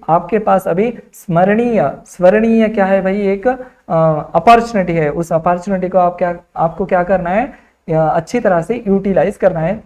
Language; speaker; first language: Hindi; non-native, local second language; Kannada